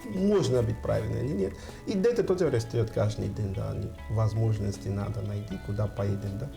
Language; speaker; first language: Russian; non-native, fluent; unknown